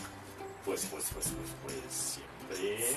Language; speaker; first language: Spanish; native; Spanish